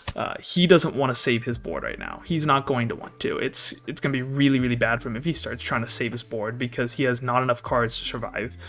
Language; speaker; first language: English; native; English